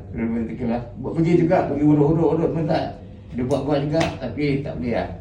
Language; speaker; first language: Malay; native; Malay